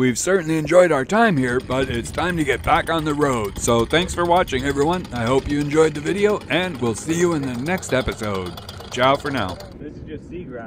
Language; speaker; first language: English; native; English